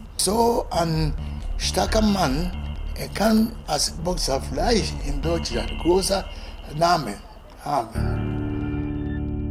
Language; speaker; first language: German; non-native, learner; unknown